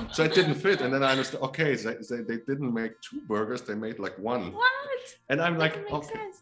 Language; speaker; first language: English; non-native, fluent; Polish